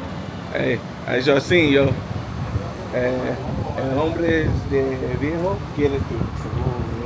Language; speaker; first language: Spanish; non-native, learner; English